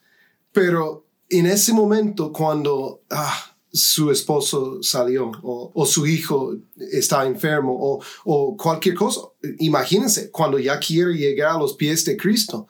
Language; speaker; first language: Spanish; non-native, fluent; English